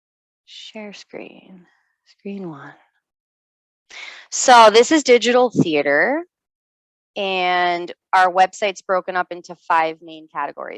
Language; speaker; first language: English; native; English